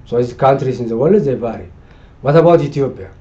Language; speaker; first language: English; non-native, local second language; Amharic